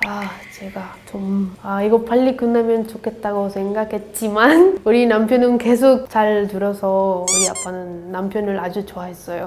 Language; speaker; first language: Korean; non-native, learner; Spanish